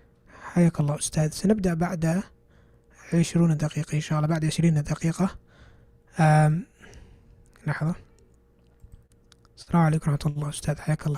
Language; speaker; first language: Arabic; non-native, fluent; English